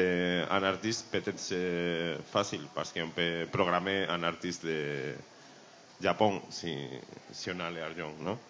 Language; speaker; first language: French; non-native, learner; Spanish